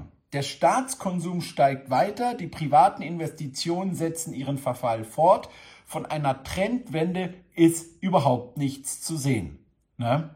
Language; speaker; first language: German; native; German